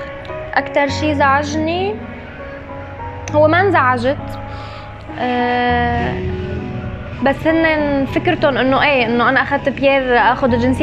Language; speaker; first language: Arabic; native; Arabic